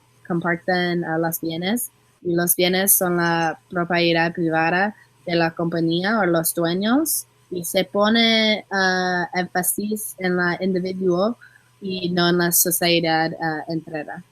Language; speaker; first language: Spanish; non-native, learner; English